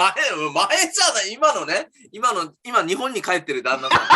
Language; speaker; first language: Japanese; native; Japanese